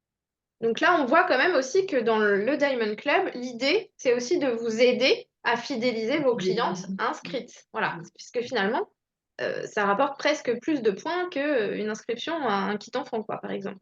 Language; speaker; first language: French; native; French